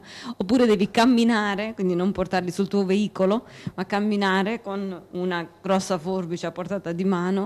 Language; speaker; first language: Italian; native; Italian